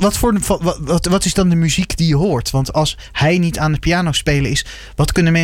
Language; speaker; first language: Dutch; native; Dutch